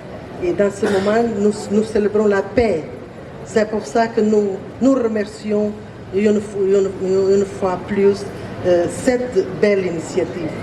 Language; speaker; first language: French; non-native, learner; Portuguese